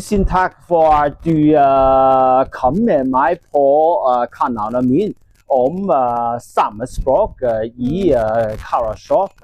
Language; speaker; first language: Norwegian; non-native, learner; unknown